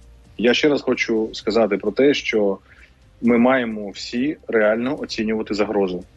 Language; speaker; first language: Ukrainian; native; Ukrainian